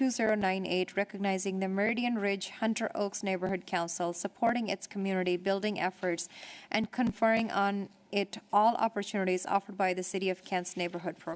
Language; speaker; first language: English; native; English